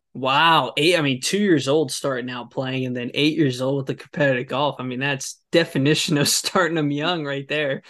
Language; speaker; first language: English; native; English